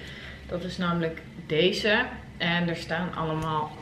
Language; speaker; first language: Dutch; native; Dutch